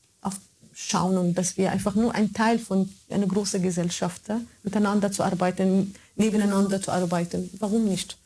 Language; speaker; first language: German; non-native, fluent; Arabic